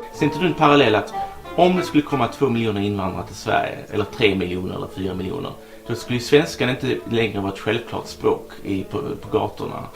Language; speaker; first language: Swedish; native; Swedish